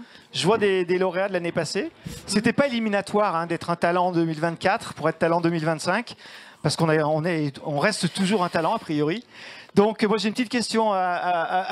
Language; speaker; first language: French; native; French